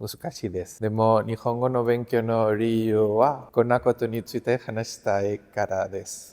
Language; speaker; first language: Japanese; non-native, learner; Spanish